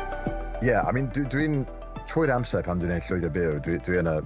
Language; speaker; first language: Welsh; non-native, local second language; English